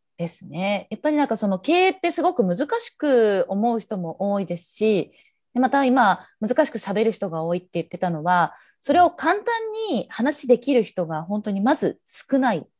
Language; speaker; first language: Japanese; native; Japanese